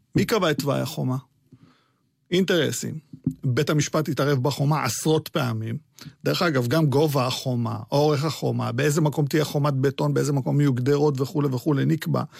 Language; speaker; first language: Hebrew; early bilingual, other home language; Arabic